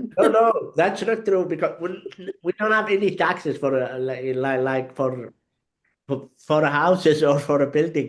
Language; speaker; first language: English; non-native, learner; Arabic